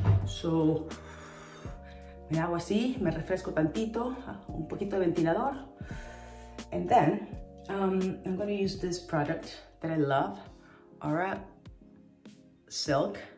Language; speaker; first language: English; non-native, fluent; Spanish